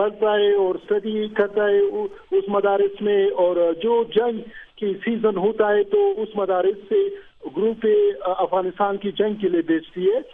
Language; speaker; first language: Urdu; non-native, fluent; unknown